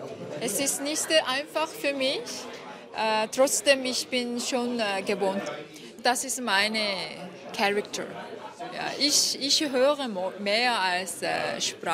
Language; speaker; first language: German; non-native, learner; Korean